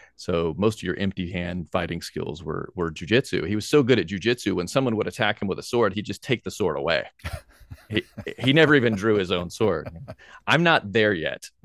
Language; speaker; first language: English; native; English